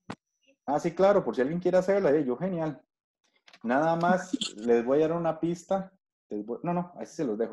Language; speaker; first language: Spanish; native; Spanish